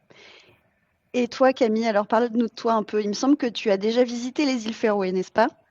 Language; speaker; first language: French; native; French